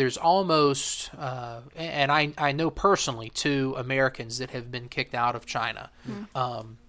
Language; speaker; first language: English; native; English